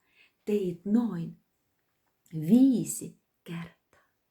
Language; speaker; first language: Finnish; non-native, learner; Russian